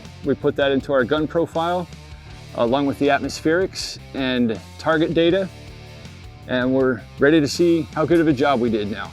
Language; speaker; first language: English; native; English